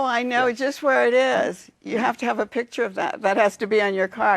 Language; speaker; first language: English; native; English